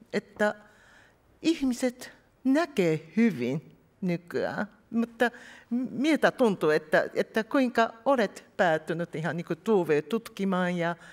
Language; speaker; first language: Finnish; non-native, fluent; Japanese